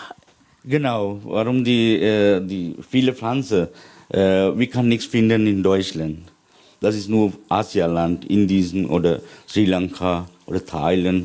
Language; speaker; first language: German; non-native, learner; Sinhala